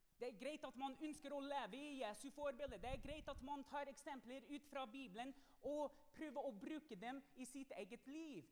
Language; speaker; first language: Norwegian; non-native, fluent; English